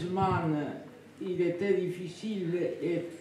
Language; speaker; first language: French; non-native, fluent; Spanish